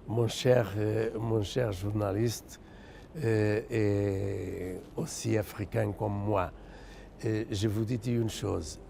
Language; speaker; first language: French; non-native, fluent; Portuguese